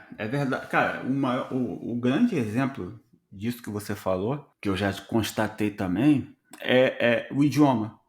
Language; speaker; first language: Portuguese; native; Portuguese